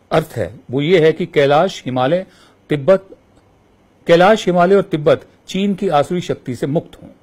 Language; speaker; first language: Hindi; native; Hindi